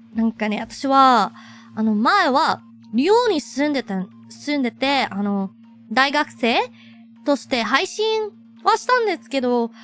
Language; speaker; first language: Japanese; non-native, fluent; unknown